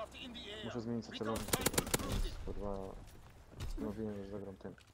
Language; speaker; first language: Polish; native; Polish